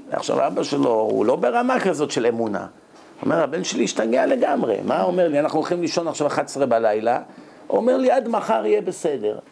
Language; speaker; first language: Hebrew; native; Hebrew